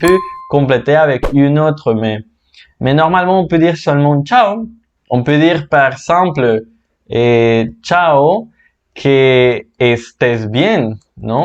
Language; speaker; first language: French; non-native, fluent; Spanish